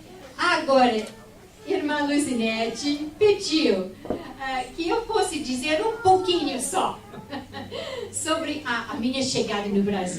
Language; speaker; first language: Portuguese; non-native, fluent; English